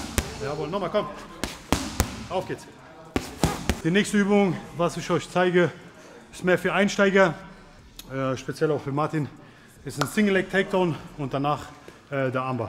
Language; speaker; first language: German; native; German